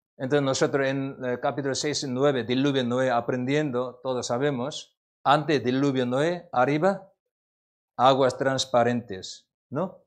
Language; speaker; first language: Spanish; non-native, learner; Korean